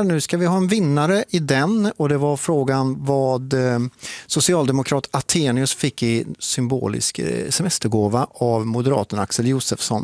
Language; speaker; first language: Swedish; native; Swedish